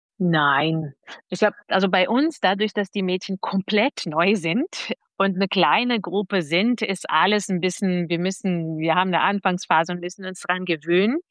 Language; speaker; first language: German; non-native, fluent; Portuguese